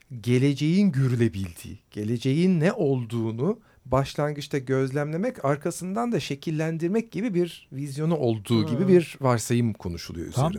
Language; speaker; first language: Turkish; native; Turkish